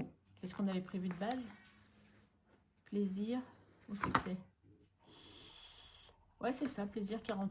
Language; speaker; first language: French; native; French